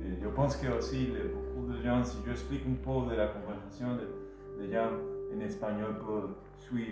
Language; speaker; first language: French; non-native, learner; Spanish